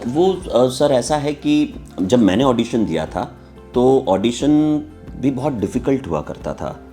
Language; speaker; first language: Hindi; non-native, local second language; Marwari